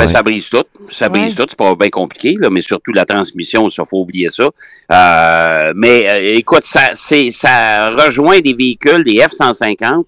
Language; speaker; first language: French; native; French